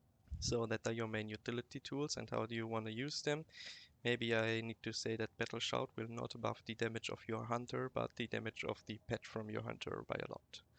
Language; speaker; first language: English; non-native, fluent; German